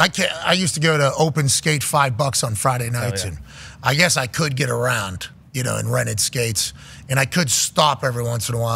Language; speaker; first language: English; native; English